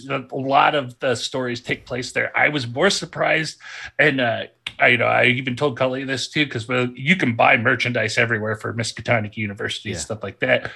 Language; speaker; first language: English; native; English